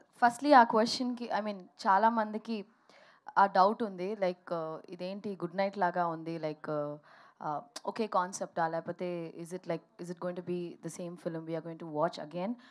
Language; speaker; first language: Telugu; early bilingual, heritage; Telugu